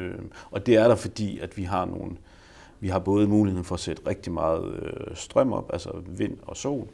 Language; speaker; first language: Danish; native; Danish